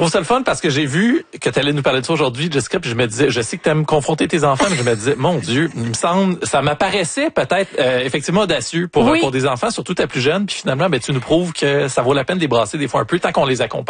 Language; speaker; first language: French; native; French